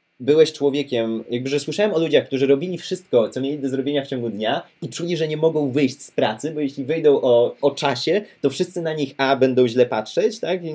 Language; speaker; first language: Polish; native; Polish